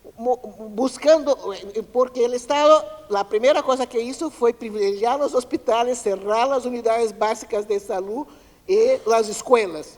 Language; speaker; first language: Spanish; non-native, fluent; Portuguese